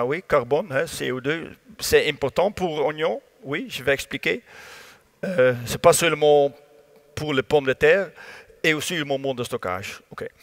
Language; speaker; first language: French; non-native, learner; Dutch